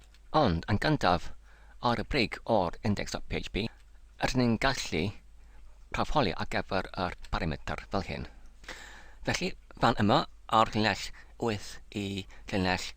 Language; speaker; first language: Welsh; non-native, learner; English